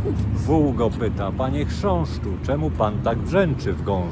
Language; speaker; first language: Polish; native; Polish